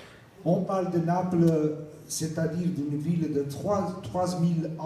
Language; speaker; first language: French; non-native, learner; Italian